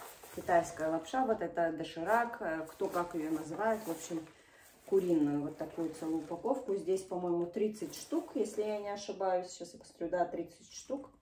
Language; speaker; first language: Russian; native; Russian